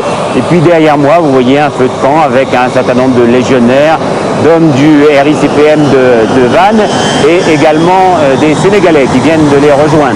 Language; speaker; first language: French; native; French